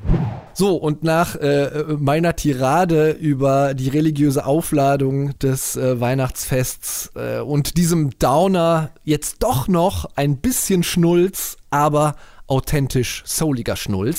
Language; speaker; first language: German; native; German